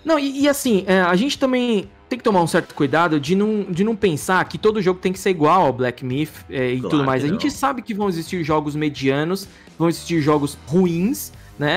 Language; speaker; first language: Portuguese; native; Portuguese